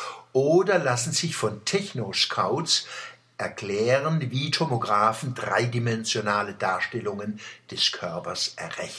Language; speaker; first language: German; native; German